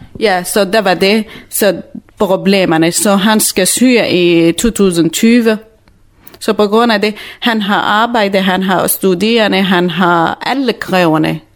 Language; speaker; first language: Danish; non-native, learner; Kurdish